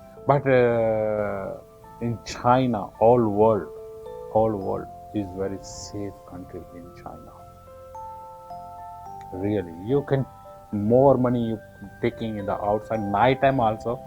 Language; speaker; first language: English; non-native, learner; Urdu